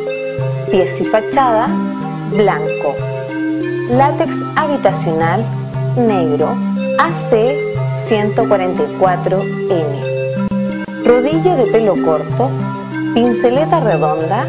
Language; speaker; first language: Spanish; native; Spanish